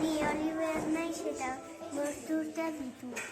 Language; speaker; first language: Basque; non-native, local second language; Spanish